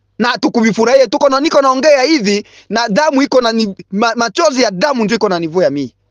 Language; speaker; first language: Swahili; non-native, local second language; Bembe